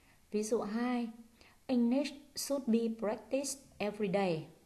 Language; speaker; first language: English; non-native, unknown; Vietnamese